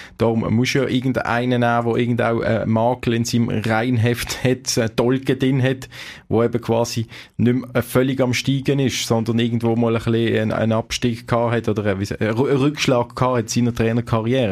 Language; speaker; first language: German; native; German